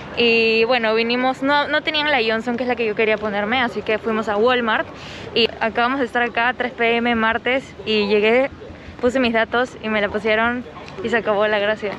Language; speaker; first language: Spanish; native; Spanish